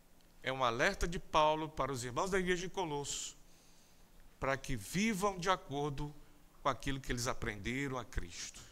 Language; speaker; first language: Portuguese; native; Portuguese